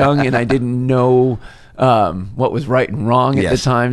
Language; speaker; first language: English; native; English